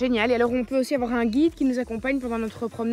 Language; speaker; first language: French; native; French